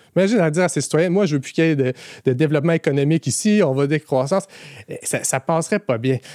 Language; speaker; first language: French; native; French